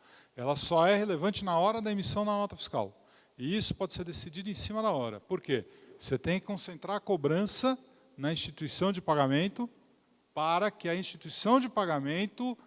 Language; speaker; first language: Portuguese; native; Portuguese